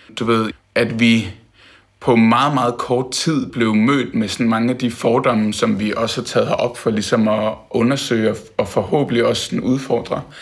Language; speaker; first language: Danish; native; Danish